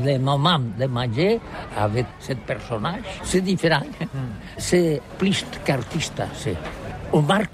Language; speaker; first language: French; non-native, learner; Catalan